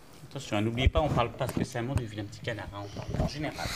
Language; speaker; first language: French; native; French